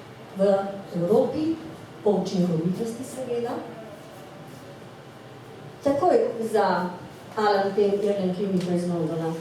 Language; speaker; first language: Slovenian; native; Slovenian